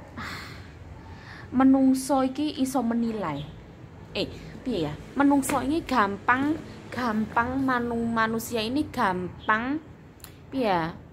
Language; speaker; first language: Indonesian; non-native, local second language; Javanese